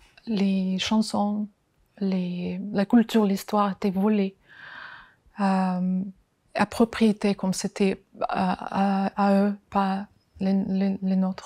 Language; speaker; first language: French; non-native, fluent; Ukrainian